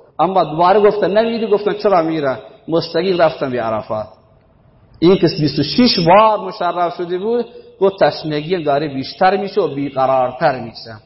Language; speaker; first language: Persian; non-native, local second language; Baluchi